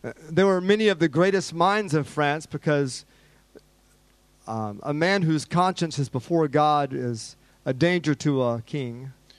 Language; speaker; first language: English; native; English